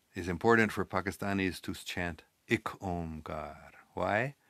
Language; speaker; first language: English; native; English